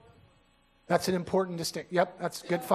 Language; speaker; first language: English; native; English